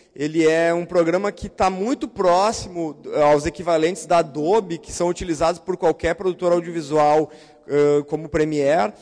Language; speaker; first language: Portuguese; native; Portuguese